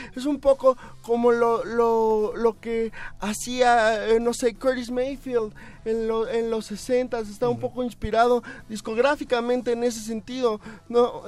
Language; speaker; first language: Spanish; native; Spanish